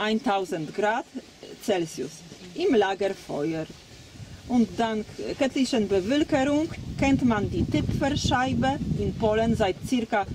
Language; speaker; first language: German; non-native, learner; Polish